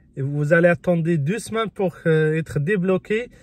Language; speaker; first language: French; early bilingual, other home language; Spanish